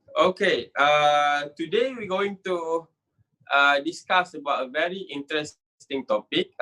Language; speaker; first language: English; non-native, local second language; Malay